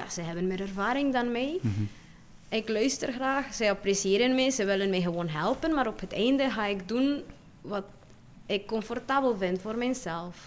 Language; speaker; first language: Dutch; non-native, fluent; Spanish